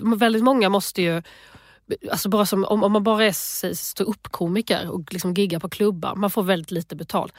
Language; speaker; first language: Swedish; native; Swedish